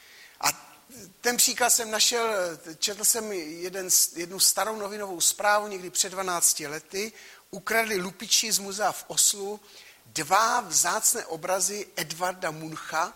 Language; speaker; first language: Czech; native; Czech